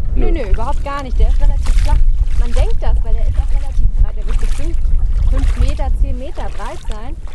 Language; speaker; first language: German; native; German